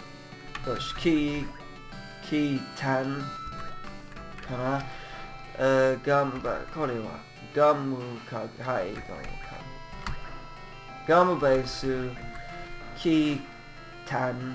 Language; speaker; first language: Japanese; non-native, learner; English